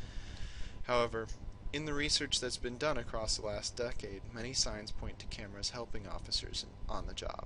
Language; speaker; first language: English; native; English